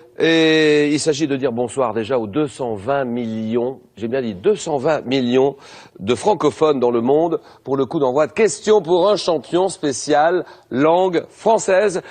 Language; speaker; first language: French; native; French